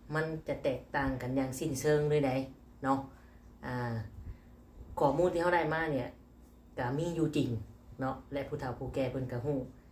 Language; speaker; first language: Lao; native; Lao